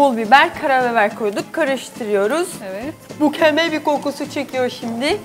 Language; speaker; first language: Turkish; non-native, learner; Portuguese